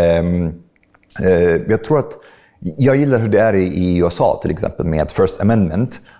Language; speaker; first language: Swedish; non-native, fluent; Arabic